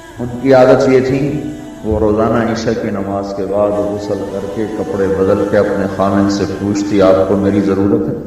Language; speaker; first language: Urdu; non-native, local second language; Punjabi